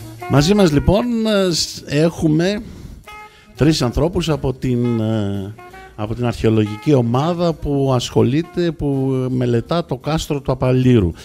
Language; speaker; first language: Greek; native; Greek